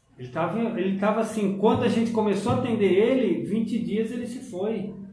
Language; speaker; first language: Portuguese; native; Portuguese